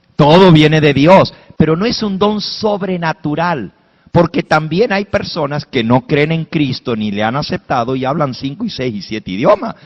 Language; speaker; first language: Spanish; early bilingual, heritage; Spanish